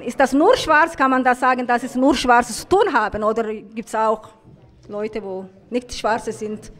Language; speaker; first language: German; non-native, learner; Somali